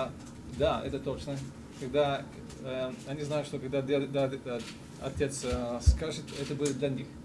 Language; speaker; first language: Russian; non-native, learner; Ukrainian